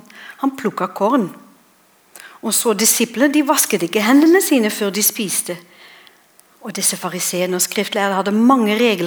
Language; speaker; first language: Norwegian; non-native, fluent; English